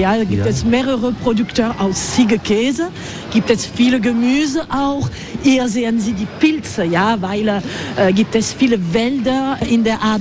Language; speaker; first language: German; non-native, learner; French